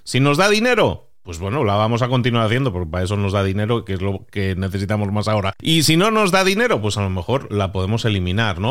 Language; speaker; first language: Spanish; native; Spanish